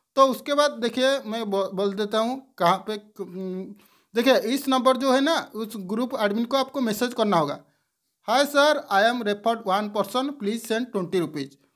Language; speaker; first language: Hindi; non-native, local second language; Bangla